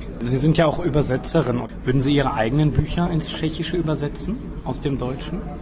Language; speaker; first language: German; native; German